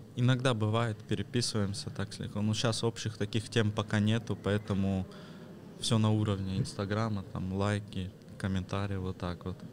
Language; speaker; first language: Russian; early bilingual, heritage; Russian